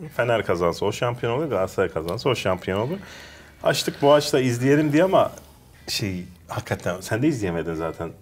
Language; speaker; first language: Turkish; native; Turkish